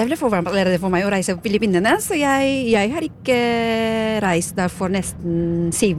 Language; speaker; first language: Norwegian; non-native, fluent; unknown